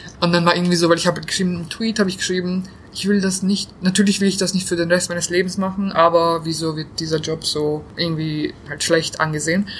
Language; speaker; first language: German; early bilingual, other home language; Bosnian